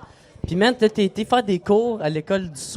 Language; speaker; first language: French; native; French